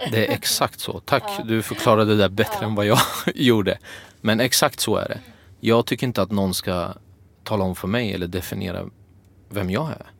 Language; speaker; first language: Swedish; early bilingual, other home language; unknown